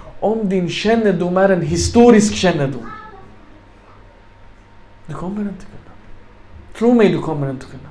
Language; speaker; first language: Swedish; non-native, fluent; Arabic